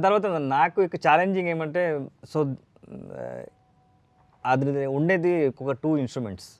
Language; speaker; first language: Telugu; non-native, learner; Kannada